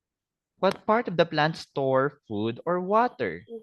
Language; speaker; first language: English; non-native, fluent; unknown